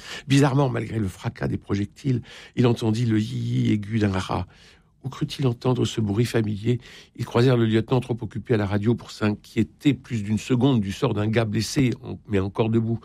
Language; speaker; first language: French; native; French